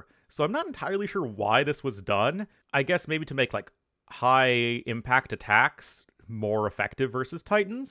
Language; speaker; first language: English; native; English